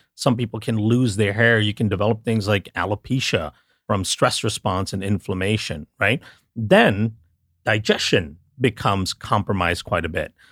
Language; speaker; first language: English; non-native, local second language; Tamil